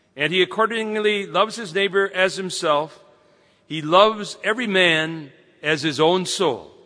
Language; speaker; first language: English; native; English